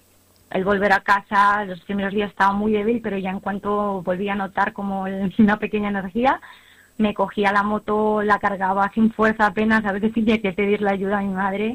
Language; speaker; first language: Spanish; native; Spanish